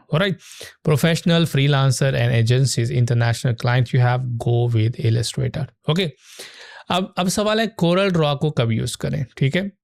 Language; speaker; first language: Urdu; native; Urdu